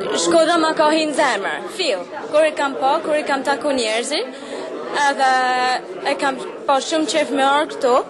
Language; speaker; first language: Albanian; non-native, learner; English